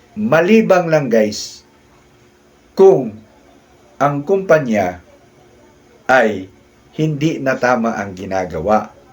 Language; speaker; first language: Filipino; non-native, local second language; Cebuano